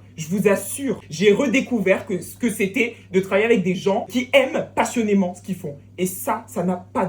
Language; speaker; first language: French; native; French